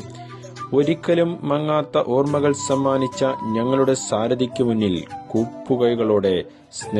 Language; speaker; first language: Malayalam; native; Malayalam